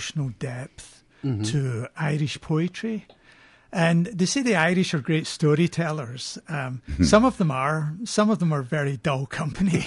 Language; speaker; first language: English; native; English